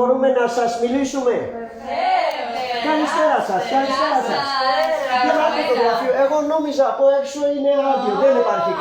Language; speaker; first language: Greek; non-native, learner; Urdu